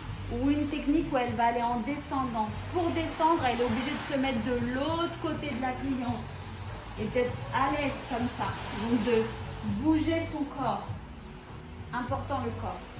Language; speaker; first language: French; native; French